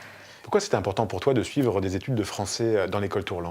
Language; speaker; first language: French; native; French